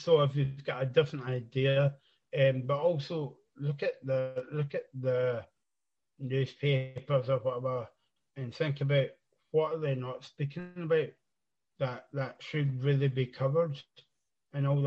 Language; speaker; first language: English; native; English